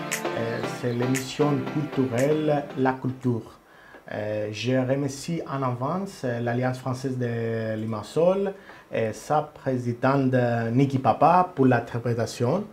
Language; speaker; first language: French; non-native, learner; Greek